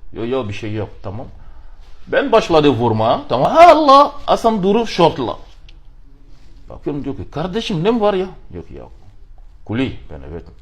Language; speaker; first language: Turkish; non-native, learner; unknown